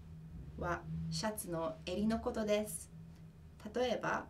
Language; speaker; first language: Japanese; non-native, fluent; English